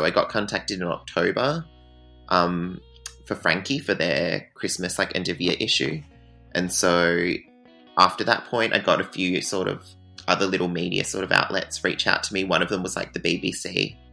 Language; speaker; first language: English; native; English